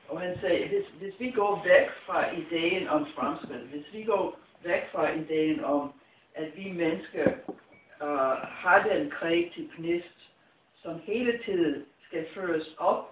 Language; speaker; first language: Danish; non-native, fluent; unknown